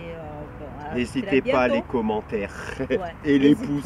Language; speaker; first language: French; native; French